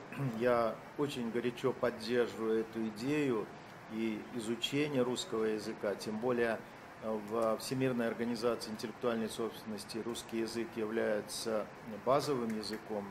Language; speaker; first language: Russian; native; Russian